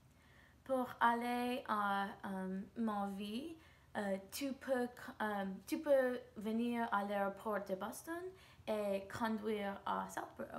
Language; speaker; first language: French; non-native, learner; English